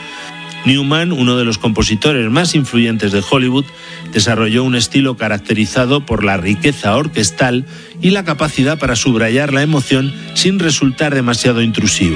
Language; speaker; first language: Spanish; native; Spanish